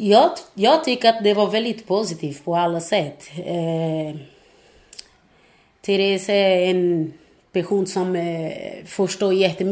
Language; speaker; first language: Swedish; non-native, fluent; Portuguese